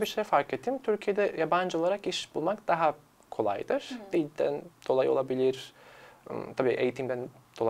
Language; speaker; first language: Turkish; non-native, fluent; Serbian